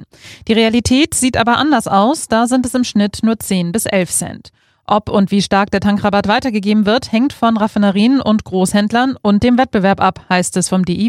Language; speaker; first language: German; native; German